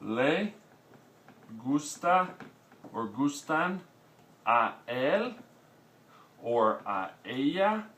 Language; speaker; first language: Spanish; non-native, fluent; English